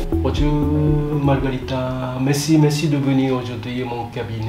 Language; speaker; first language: French; non-native, fluent; Japanese